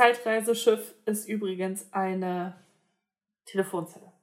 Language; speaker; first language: German; native; German